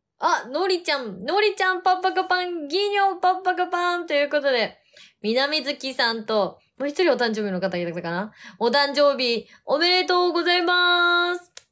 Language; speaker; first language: Japanese; native; Japanese